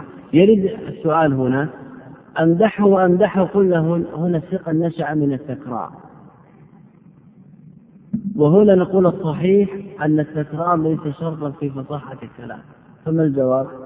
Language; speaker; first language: Arabic; native; Arabic